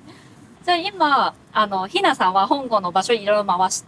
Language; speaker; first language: Japanese; non-native, fluent; Cantonese